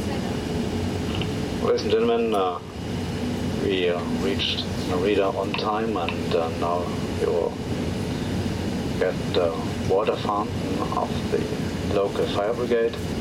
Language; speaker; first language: English; non-native, fluent; German